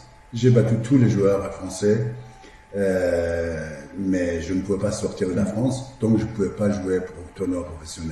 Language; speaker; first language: French; non-native, fluent; Persian